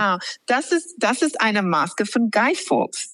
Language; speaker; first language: German; non-native, fluent; English